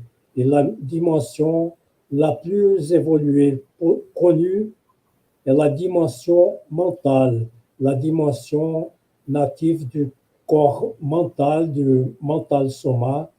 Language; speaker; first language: French; non-native, fluent; Portuguese